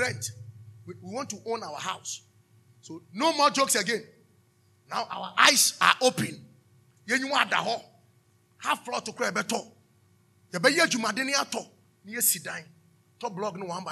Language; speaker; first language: English; non-native, local second language; Akan